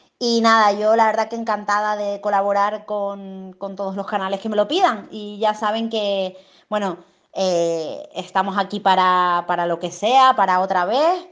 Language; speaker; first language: Spanish; native; Spanish